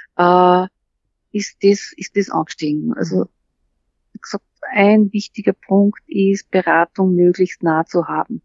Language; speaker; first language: German; native; German